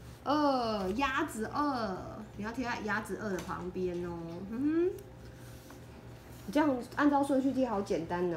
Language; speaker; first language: Chinese; native; Chinese